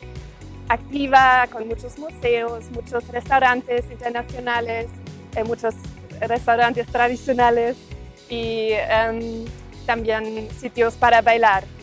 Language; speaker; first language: Spanish; non-native, fluent; German